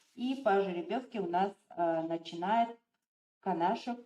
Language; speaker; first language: Russian; non-native, local second language; Kazakh